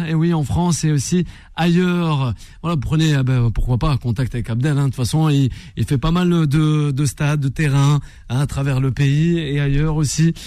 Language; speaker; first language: French; native; French